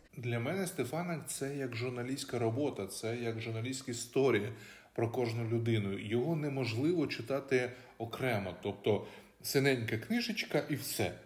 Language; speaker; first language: Ukrainian; native; Ukrainian